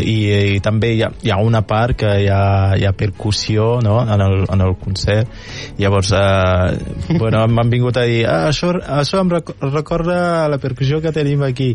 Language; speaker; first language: Catalan; non-native, fluent; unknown